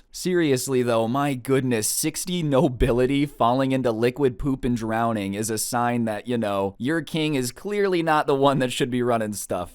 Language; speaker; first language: English; native; English